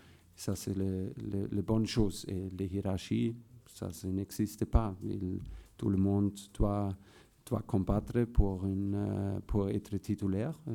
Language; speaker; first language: French; non-native, fluent; German